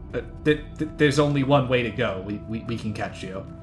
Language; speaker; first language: English; native; English